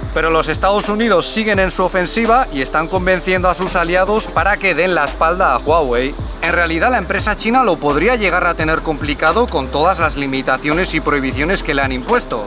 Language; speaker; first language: Spanish; native; Spanish